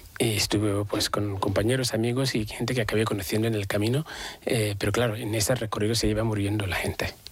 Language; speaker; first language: Spanish; non-native, fluent; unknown